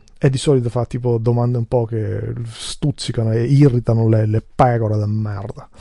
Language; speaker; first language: Italian; early bilingual, other home language; Albanian